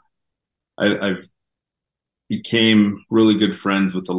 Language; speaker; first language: English; native; English